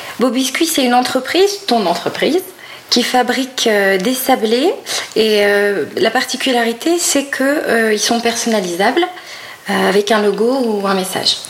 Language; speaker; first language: French; native; French